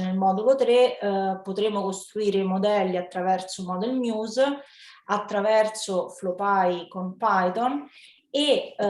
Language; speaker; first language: Italian; native; Italian